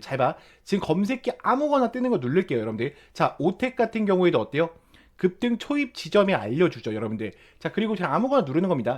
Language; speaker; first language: Korean; native; Korean